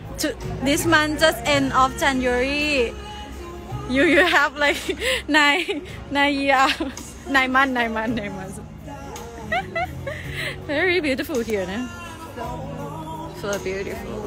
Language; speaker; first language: English; non-native, learner; Thai